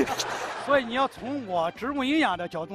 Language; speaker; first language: Chinese; native; Chinese